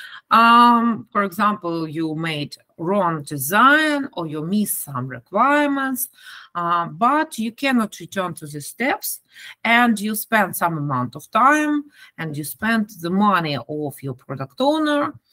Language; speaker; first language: English; non-native, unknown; Ukrainian